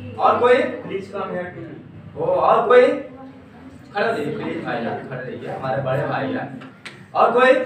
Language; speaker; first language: Hindi; native; Hindi